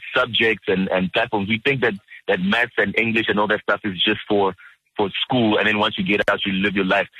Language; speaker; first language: English; early bilingual, other home language; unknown